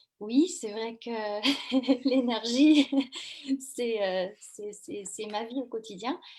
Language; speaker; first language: French; native; French